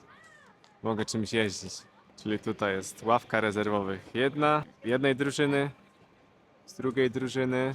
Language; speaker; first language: Polish; native; Polish